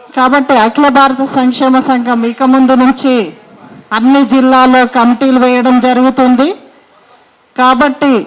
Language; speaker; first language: Telugu; native; Telugu